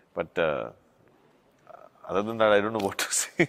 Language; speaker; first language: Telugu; non-native, learner; Hindi